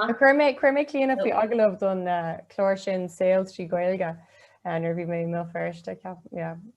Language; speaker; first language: Irish; non-native, local second language; English